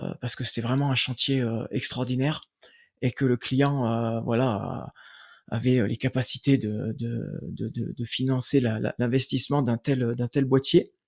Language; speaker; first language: French; native; French